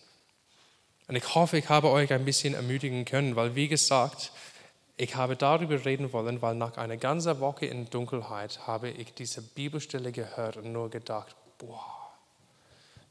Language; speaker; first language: German; non-native, fluent; English